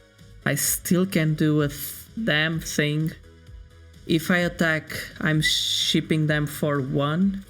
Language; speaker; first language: English; non-native, fluent; Portuguese